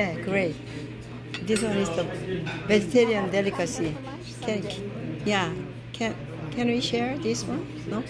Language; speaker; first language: English; non-native, learner; Korean